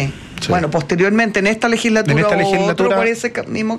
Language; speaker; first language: Spanish; native; Spanish